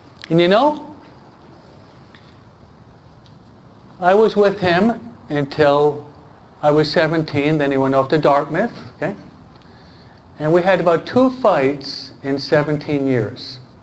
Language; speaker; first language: English; native; English